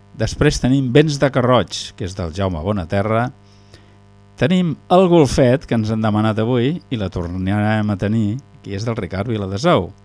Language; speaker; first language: Catalan; native; Catalan